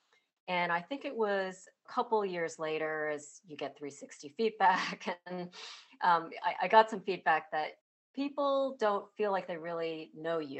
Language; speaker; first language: English; native; English